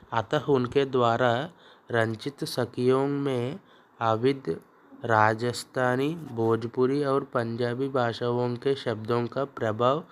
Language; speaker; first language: Hindi; non-native, local second language; Telugu